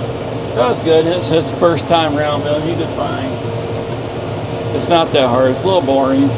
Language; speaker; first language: English; native; English